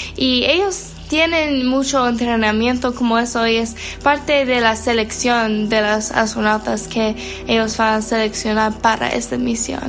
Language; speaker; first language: Spanish; non-native, learner; English